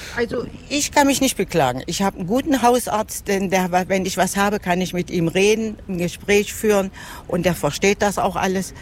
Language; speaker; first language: German; native; German